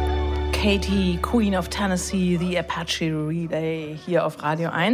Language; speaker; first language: German; native; German